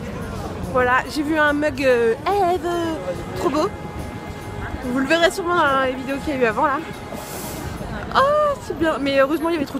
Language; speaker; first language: French; native; French